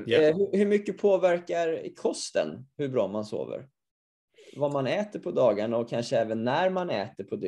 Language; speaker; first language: Swedish; native; Swedish